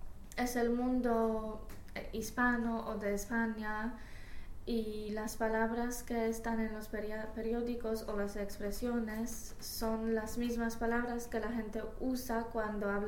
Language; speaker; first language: Spanish; non-native, fluent; English